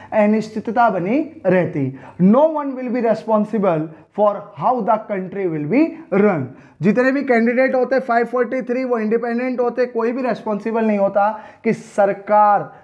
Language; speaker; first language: Hindi; native; Hindi